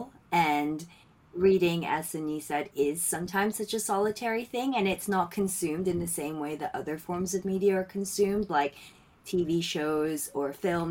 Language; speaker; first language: English; non-native, local second language; Filipino